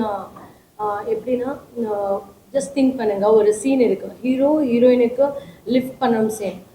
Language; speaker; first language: Tamil; non-native, fluent; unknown